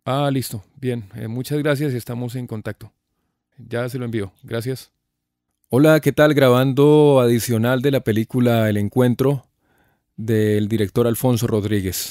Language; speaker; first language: Spanish; native; Spanish